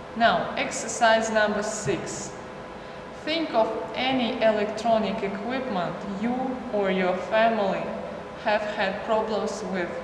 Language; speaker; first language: English; non-native, fluent; Russian